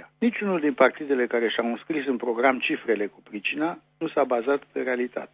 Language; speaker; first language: Romanian; native; Romanian